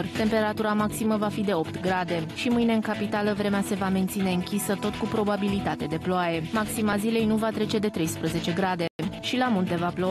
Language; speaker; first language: Romanian; native; Romanian